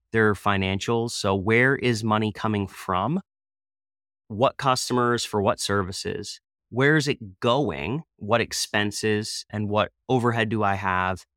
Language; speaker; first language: English; native; English